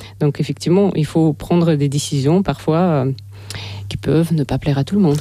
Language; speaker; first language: French; non-native, fluent; Russian